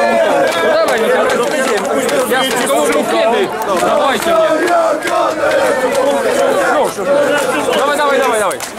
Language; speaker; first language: Polish; native; Polish